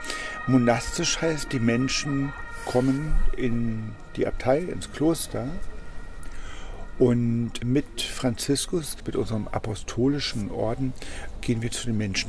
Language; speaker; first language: German; native; German